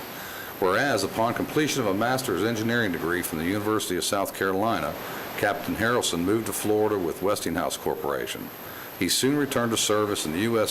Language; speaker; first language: English; native; English